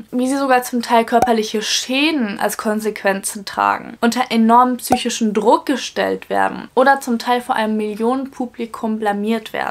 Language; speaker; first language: German; native; German